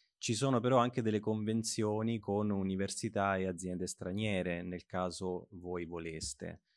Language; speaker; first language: Italian; native; Italian